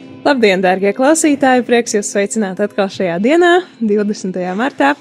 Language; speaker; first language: Latvian; native; Latvian